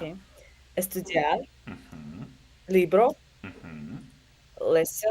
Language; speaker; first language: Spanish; non-native, learner; Russian